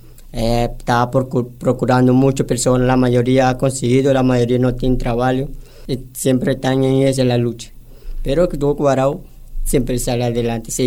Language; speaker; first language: Spanish; non-native, local second language; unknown